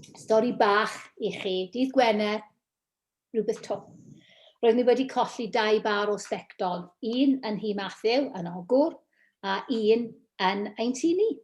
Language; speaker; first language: Welsh; non-native, local second language; English